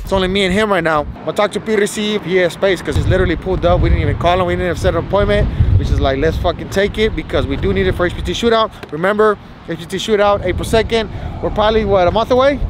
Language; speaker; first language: English; early bilingual, other home language; Spanish